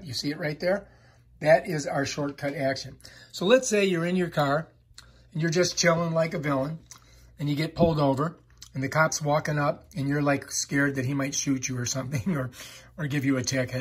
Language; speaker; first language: English; native; English